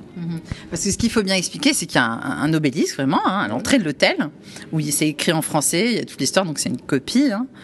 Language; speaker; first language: French; native; French